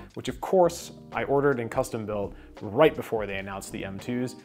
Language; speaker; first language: English; native; English